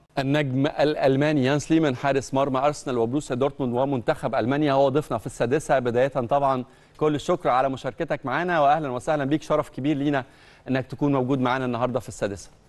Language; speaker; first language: Arabic; native; Arabic